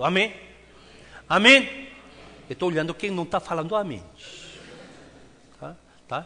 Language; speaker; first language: Portuguese; non-native, fluent; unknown